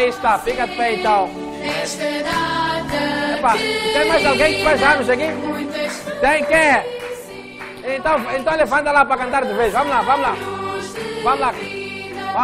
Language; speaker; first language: Portuguese; native; Portuguese